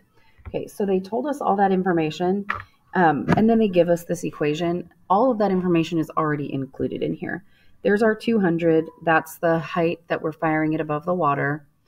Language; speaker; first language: English; native; English